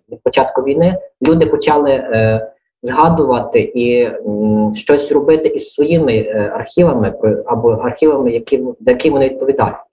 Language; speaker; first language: Ukrainian; native; Ukrainian